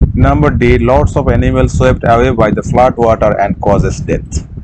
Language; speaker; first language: English; non-native, local second language; Assamese